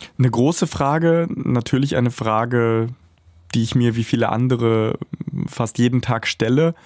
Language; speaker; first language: German; early bilingual, other home language; Russian